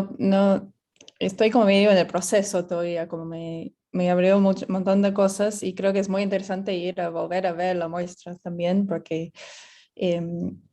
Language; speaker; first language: Spanish; non-native, fluent; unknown